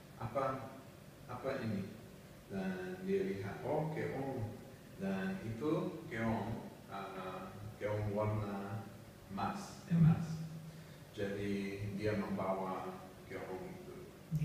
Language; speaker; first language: Indonesian; non-native, learner; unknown